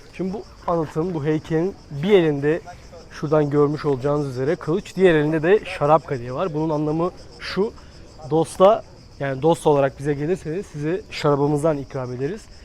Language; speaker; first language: Turkish; native; Turkish